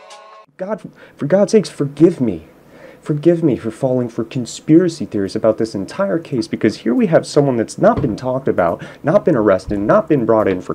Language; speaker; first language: English; native; English